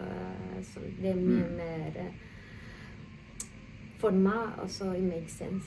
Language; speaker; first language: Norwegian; non-native, fluent; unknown